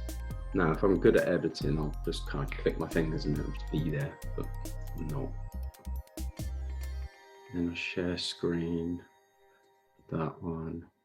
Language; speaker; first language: English; native; English